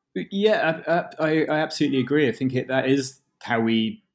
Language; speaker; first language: English; native; English